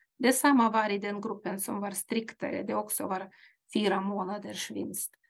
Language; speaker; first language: Swedish; non-native, fluent; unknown